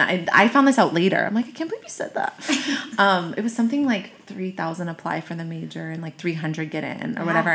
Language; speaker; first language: English; native; English